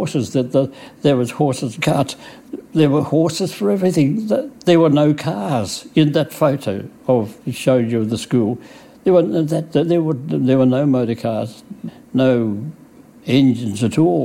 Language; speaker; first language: English; native; English